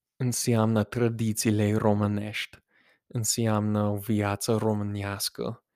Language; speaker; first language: Romanian; non-native, fluent; English